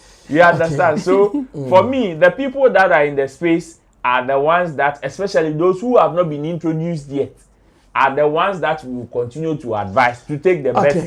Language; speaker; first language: English; non-native, local second language; Akan